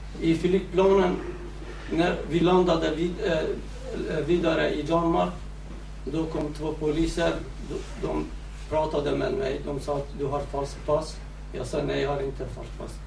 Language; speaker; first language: Swedish; non-native, fluent; Central Kurdish